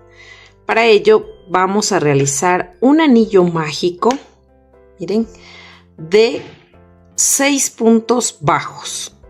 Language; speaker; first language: Spanish; native; Spanish